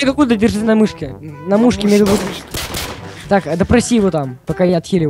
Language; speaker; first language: Russian; native; Russian